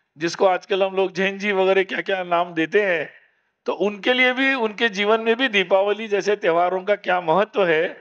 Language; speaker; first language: Hindi; non-native, local second language; Marathi